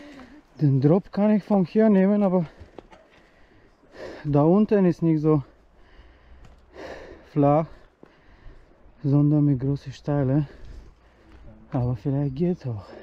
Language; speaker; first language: German; non-native, learner; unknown